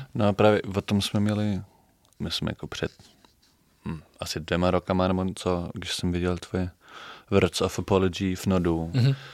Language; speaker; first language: Czech; non-native, fluent; German